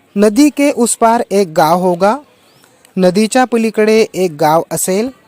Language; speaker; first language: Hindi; non-native, local second language; Marathi